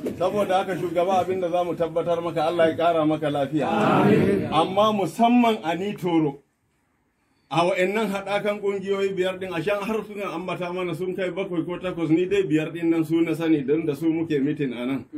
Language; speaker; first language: Hausa; non-native, local second language; Fula